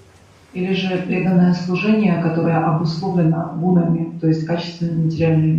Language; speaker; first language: Russian; native; Russian